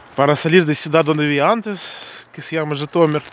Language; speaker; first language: Spanish; non-native, fluent; Russian